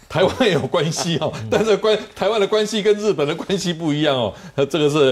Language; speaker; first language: Chinese; native; Chinese